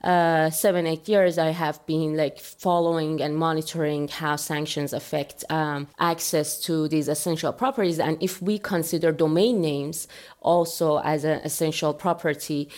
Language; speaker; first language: English; non-native, fluent; Persian